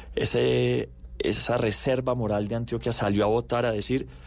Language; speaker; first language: Spanish; native; Spanish